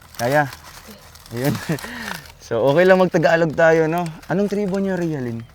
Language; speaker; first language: Filipino; non-native, local second language; Cebuano